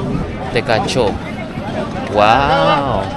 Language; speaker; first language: Spanish; non-native, fluent; Indonesian